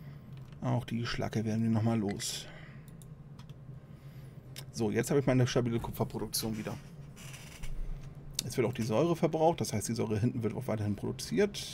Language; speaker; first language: German; native; German